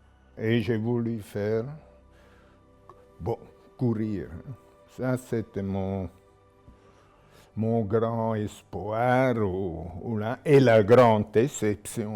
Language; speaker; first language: French; non-native, local second language; German